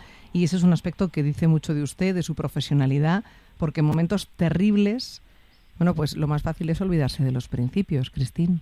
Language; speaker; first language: Spanish; native; Spanish